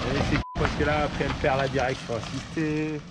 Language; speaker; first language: French; native; French